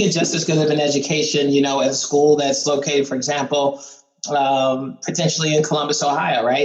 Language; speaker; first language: English; native; English